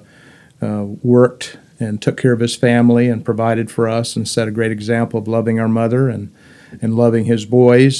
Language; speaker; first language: English; native; English